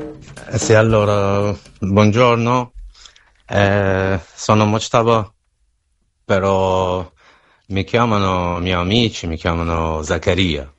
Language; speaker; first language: Italian; non-native, learner; Persian